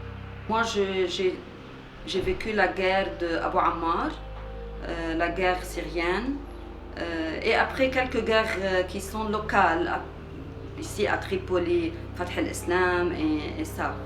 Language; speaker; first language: French; non-native, local second language; Arabic